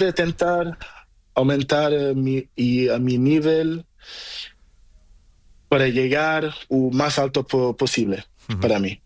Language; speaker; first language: Spanish; non-native, learner; Portuguese